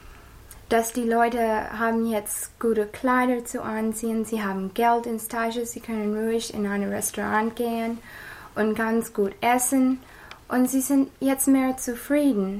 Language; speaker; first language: German; non-native, fluent; English